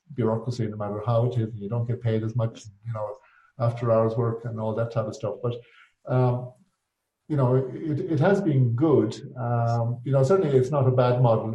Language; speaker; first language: English; native; English